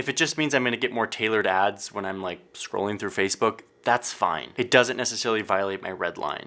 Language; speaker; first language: English; native; English